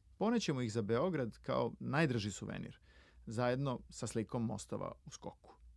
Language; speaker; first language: Serbian; native; Serbian